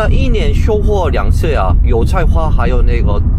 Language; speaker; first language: Chinese; non-native, fluent; Korean